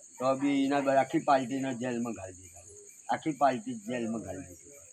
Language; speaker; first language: Gujarati; native; Gujarati